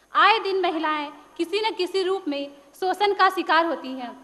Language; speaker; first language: Hindi; native; Hindi